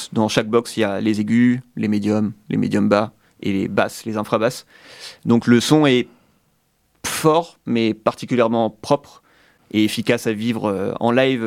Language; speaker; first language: French; native; French